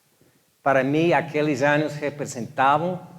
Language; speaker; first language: Portuguese; non-native, fluent; English